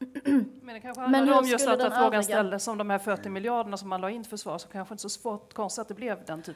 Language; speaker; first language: Swedish; native; Swedish